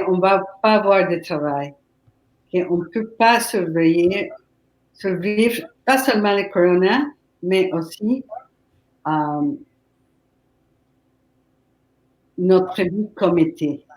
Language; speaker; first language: French; non-native, fluent; Spanish